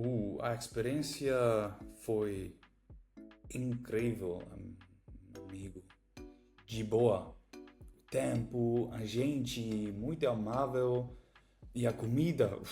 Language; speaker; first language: Portuguese; non-native, learner; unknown